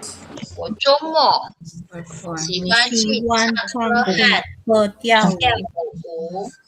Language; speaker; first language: Chinese; non-native, fluent; Filipino